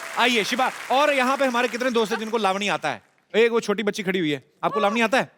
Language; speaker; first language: Hindi; non-native, local second language; Punjabi